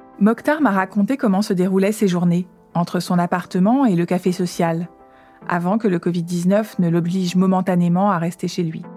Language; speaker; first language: French; native; French